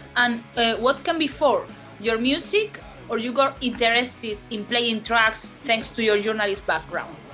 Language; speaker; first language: English; non-native, fluent; Spanish